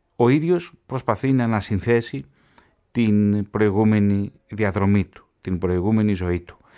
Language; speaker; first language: Greek; native; Greek